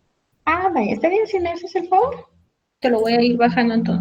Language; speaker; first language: Spanish; native; Spanish